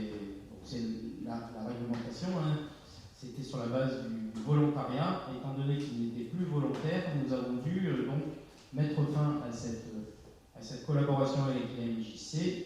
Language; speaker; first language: French; native; French